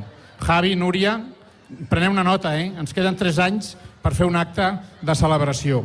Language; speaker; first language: Catalan; native; Catalan